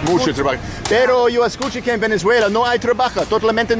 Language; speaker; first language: Spanish; non-native, learner; English